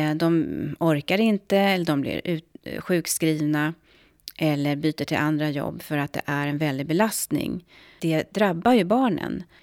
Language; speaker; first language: Swedish; native; Swedish